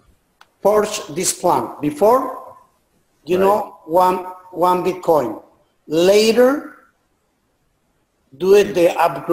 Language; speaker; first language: English; non-native, learner; Spanish